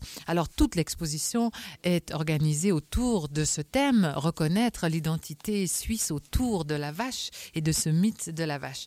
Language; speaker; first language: French; native; French